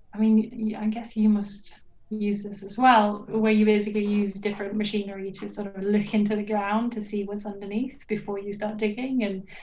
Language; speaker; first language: English; non-native, fluent; Norwegian